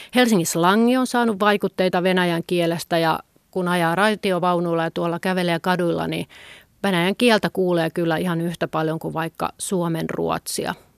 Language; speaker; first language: Finnish; native; Finnish